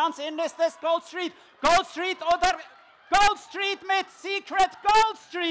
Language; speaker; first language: German; native; German